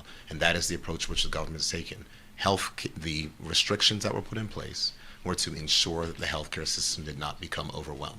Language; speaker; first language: English; native; English